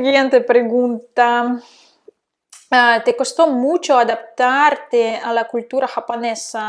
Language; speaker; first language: Spanish; non-native, fluent; Russian